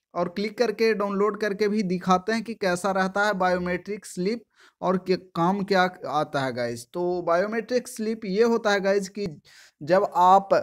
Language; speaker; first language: Hindi; native; Hindi